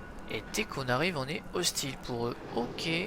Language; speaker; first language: French; native; French